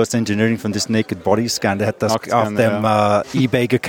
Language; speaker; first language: German; non-native, learner; English